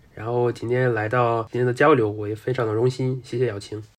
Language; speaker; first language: Chinese; non-native, fluent; Russian